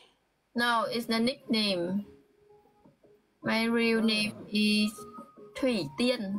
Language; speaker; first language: English; non-native, learner; Vietnamese